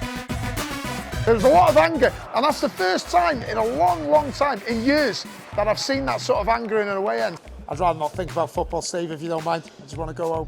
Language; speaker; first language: English; native; English